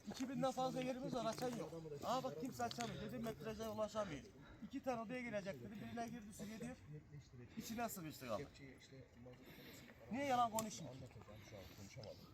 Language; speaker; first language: Turkish; native; Turkish